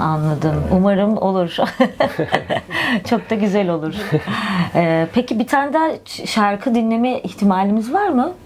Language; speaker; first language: Turkish; native; Turkish